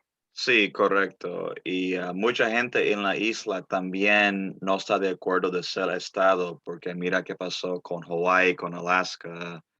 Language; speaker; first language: Spanish; early bilingual, heritage; Spanish